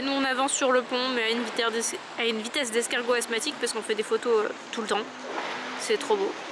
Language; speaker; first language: French; native; French